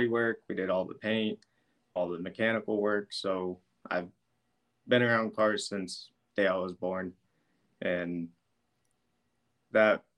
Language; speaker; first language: English; native; English